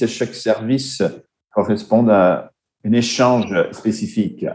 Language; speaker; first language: French; non-native, fluent; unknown